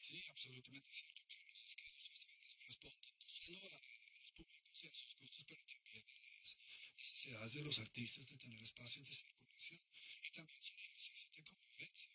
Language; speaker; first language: Spanish; non-native, fluent; English